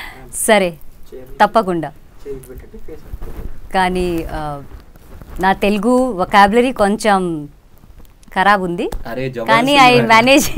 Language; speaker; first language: Telugu; non-native, local second language; Hindi